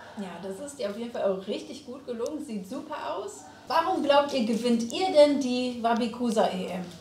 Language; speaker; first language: German; native; German